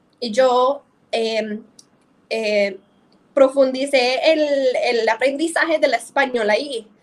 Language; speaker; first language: Spanish; non-native, fluent; English